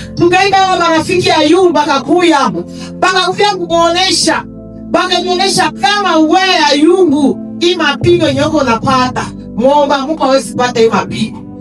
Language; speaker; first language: Swahili; native; Swahili